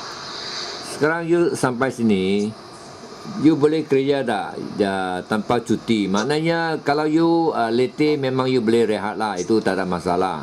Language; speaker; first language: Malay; non-native, local second language; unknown